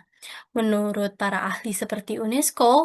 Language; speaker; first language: Indonesian; native; Indonesian